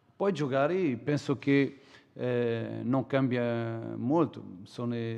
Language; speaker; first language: Italian; non-native, fluent; Portuguese